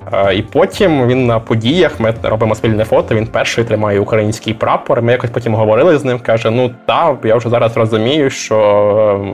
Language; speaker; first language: Ukrainian; native; Ukrainian